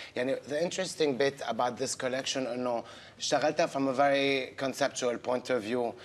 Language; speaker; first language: Arabic; early bilingual, other home language; English